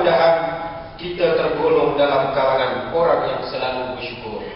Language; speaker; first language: Malay; native; Malay